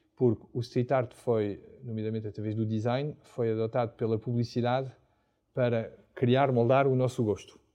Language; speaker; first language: Portuguese; non-native, fluent; French